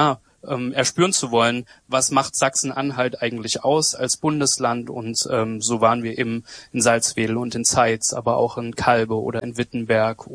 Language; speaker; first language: German; native; German